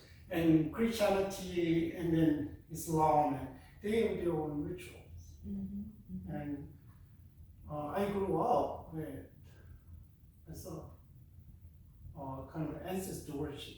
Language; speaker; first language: English; non-native, fluent; Korean